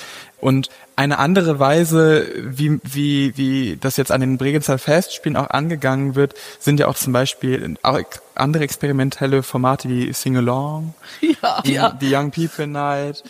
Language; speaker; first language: German; native; German